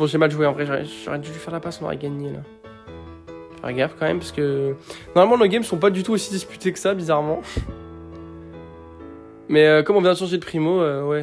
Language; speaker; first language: French; native; French